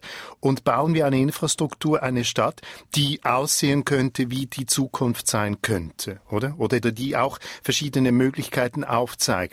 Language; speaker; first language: German; native; German